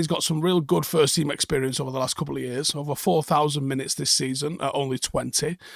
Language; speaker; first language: English; native; English